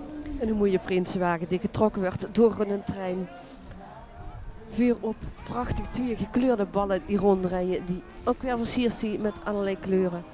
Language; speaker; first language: Dutch; native; Dutch